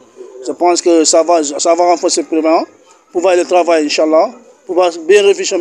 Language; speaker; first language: French; non-native, local second language; Wolof